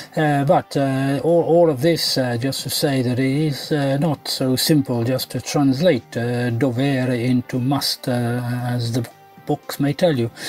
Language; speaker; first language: English; native; English